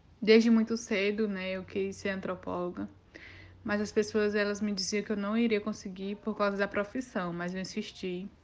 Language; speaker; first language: Portuguese; native; Portuguese